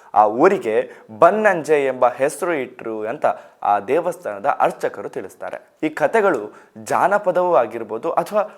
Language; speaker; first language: Kannada; non-native, local second language; Tulu